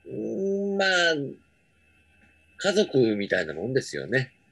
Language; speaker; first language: Japanese; native; Japanese